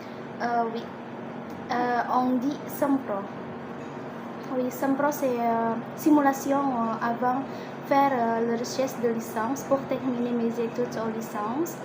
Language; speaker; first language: French; non-native, learner; Indonesian